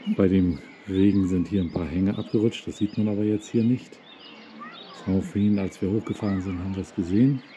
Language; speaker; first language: German; native; German